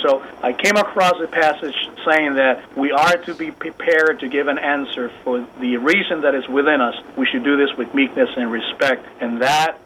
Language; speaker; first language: English; non-native, fluent; Spanish